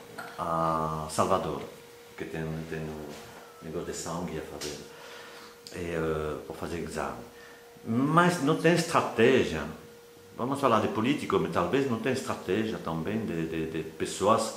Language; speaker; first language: Portuguese; non-native, fluent; French